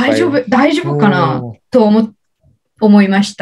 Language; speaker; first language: Japanese; non-native, learner; English